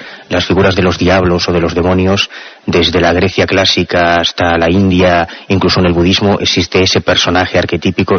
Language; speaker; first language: Spanish; native; Spanish